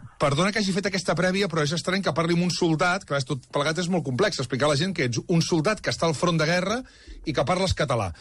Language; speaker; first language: Catalan; native; Catalan